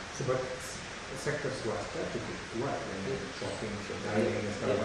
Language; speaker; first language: Indonesian; non-native, fluent; English